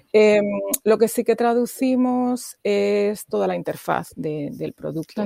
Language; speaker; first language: Spanish; native; Spanish